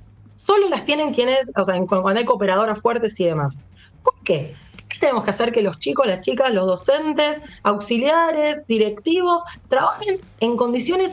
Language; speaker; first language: Spanish; native; Spanish